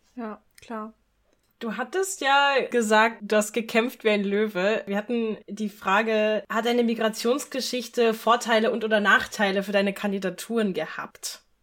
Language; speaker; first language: German; early bilingual, other home language; Italian